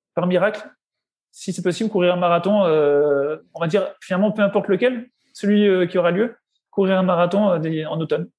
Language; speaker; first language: French; native; French